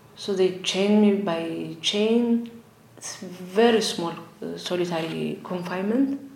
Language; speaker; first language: English; non-native, learner; Tigrinya